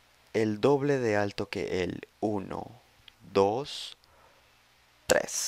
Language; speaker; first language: Spanish; native; Spanish